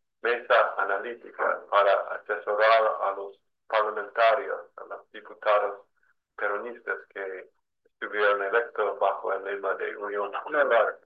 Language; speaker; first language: Spanish; non-native, fluent; English